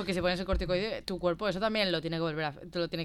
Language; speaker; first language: Spanish; native; Spanish